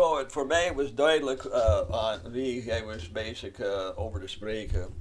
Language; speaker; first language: Dutch; non-native, fluent; English